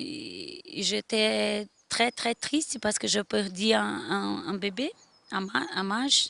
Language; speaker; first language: French; non-native, learner; Portuguese